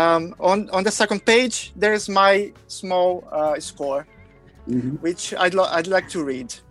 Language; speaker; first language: English; non-native, fluent; Portuguese